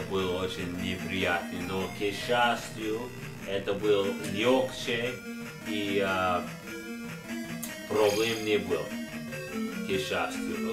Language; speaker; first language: Russian; non-native, learner; English